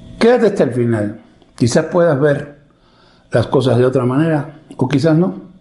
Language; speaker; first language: Spanish; native; Spanish